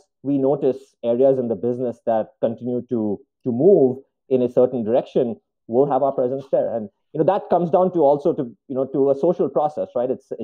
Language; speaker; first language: English; non-native, local second language; Hindi